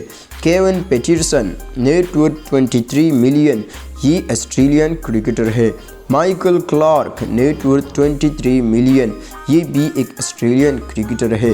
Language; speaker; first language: Hindi; native; Hindi